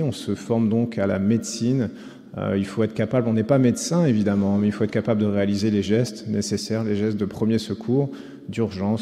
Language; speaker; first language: French; native; French